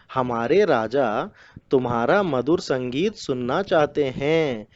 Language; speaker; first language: Hindi; non-native, local second language; Telugu